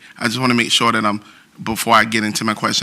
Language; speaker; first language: English; native; English